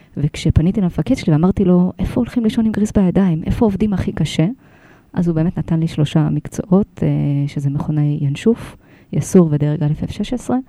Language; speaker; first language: Hebrew; early bilingual, other home language; Russian